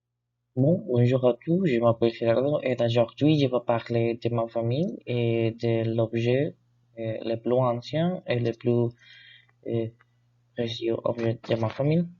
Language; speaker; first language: French; non-native, learner; Spanish